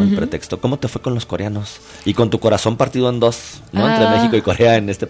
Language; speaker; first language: Spanish; native; Spanish